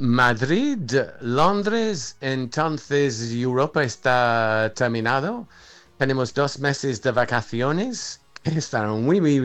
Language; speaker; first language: Spanish; non-native, fluent; English